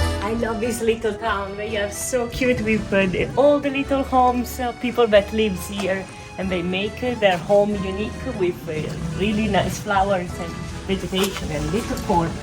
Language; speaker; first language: English; non-native, fluent; Italian